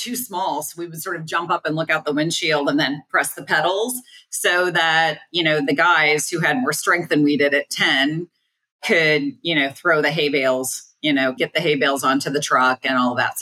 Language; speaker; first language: English; native; English